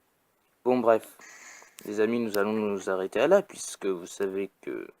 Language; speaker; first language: French; native; French